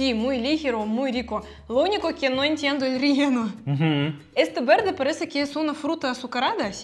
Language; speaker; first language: Spanish; non-native, fluent; Russian